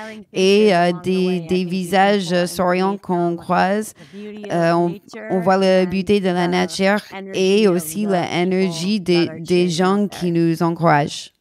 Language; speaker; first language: French; non-native, learner; English